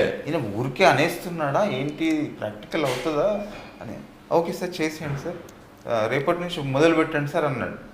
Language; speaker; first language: Telugu; native; Telugu